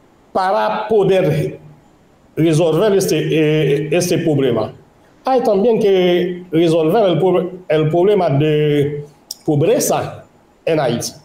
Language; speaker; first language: Spanish; non-native, local second language; Haitian Creole